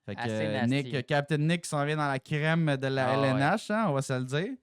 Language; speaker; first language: French; native; French